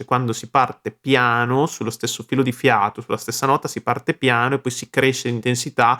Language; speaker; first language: Italian; native; Italian